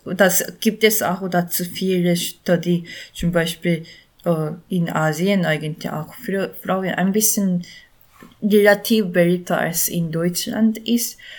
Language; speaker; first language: German; non-native, learner; Korean